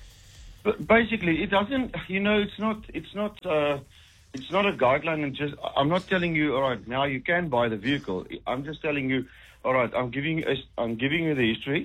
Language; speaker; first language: English; non-native, local second language; Afrikaans